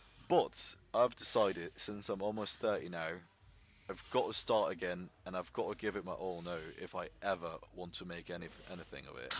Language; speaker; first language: English; non-native, fluent; German